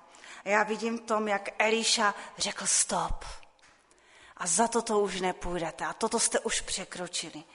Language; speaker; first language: Czech; non-native, local second language; Polish